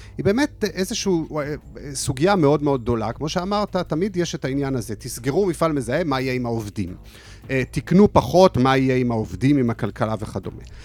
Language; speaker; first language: Hebrew; native; Hebrew